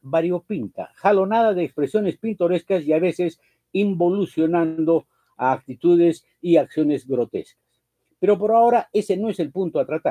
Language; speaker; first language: Spanish; native; Spanish